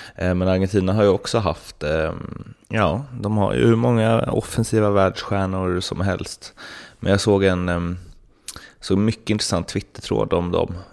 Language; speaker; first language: Swedish; native; Swedish